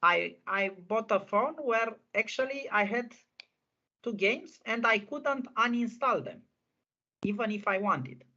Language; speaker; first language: English; non-native, fluent; Romanian